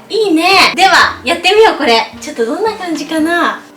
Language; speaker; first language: Japanese; native; Japanese